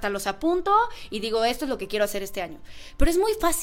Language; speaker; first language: Spanish; native; Spanish